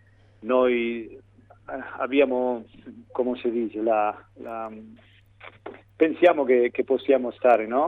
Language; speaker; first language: Italian; non-native, fluent; Spanish